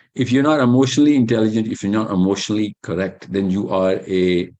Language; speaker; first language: English; non-native, local second language; Urdu